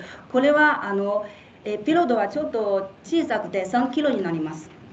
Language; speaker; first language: Japanese; non-native, fluent; Chinese